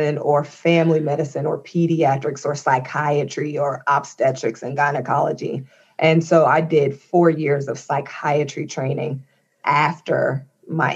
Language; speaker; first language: English; native; English